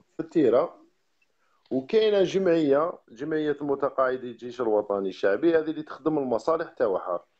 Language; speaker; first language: Arabic; native; Arabic